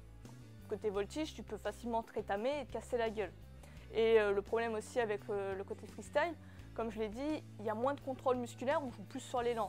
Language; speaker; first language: French; native; French